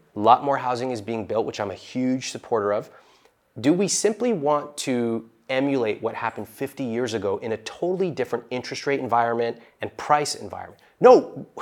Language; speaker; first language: English; native; English